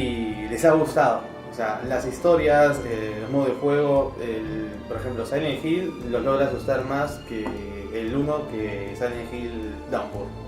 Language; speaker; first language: Spanish; native; Spanish